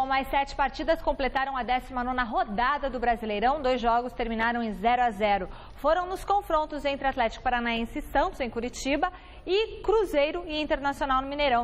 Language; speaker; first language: Portuguese; native; Portuguese